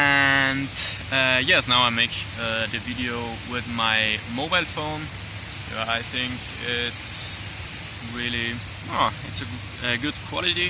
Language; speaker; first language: English; non-native, learner; German